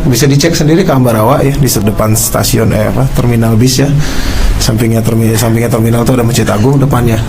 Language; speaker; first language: Indonesian; native; Indonesian